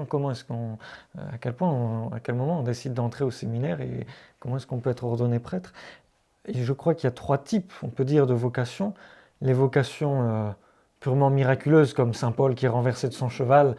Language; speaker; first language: French; native; French